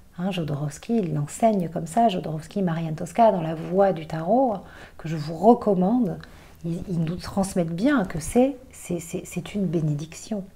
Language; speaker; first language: French; native; French